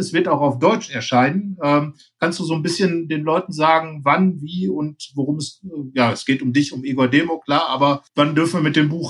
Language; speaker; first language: German; native; German